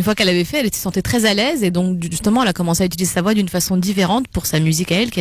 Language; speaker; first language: French; native; French